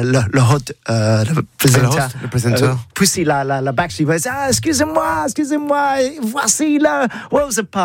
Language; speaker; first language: French; non-native, learner; English